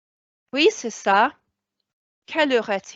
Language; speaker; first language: French; non-native, fluent; Welsh